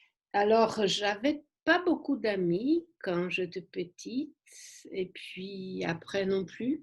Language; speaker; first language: French; non-native, fluent; Polish